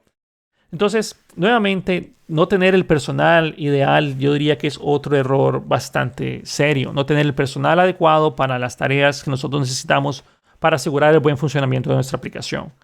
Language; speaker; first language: Spanish; native; Spanish